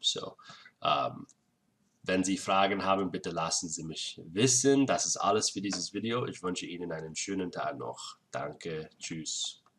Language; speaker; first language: German; non-native, fluent; English